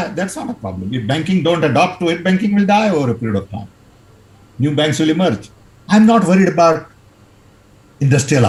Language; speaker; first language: English; non-native, local second language; Gujarati